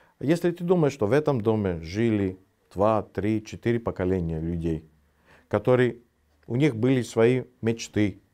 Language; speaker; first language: Russian; non-native, fluent; Greek